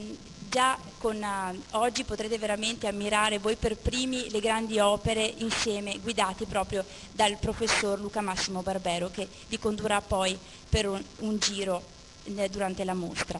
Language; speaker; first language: Italian; native; Italian